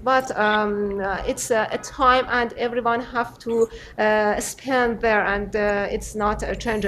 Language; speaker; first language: English; non-native, learner; Persian